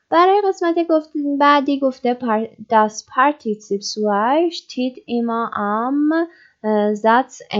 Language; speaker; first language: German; non-native, learner; Persian